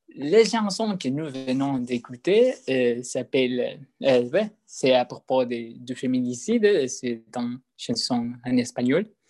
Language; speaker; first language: French; non-native, learner; Spanish